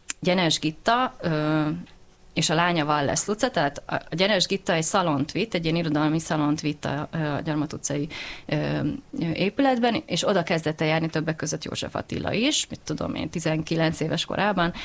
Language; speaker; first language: Hungarian; native; Hungarian